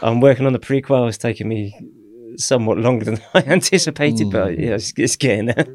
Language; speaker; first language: English; native; English